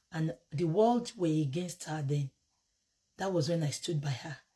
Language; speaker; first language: English; non-native, local second language; Yoruba